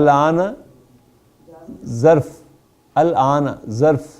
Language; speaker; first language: Arabic; non-native, fluent; Urdu